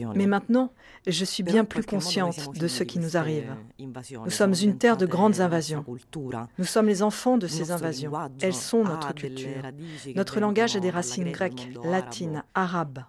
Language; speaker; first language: French; non-native, fluent; Sicilian